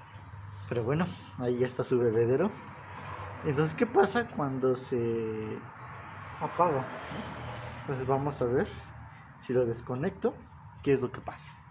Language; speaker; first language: Spanish; native; Spanish